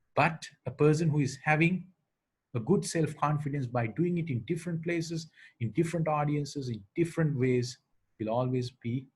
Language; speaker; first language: English; non-native, local second language; Sinhala